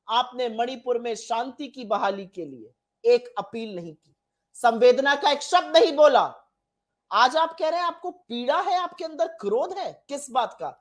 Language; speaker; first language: Hindi; native; Hindi